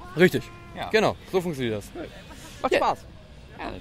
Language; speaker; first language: German; native; German